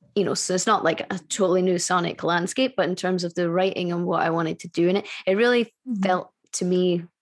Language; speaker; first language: English; native; English